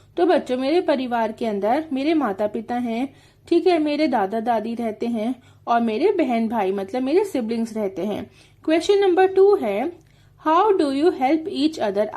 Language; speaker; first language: Hindi; native; Hindi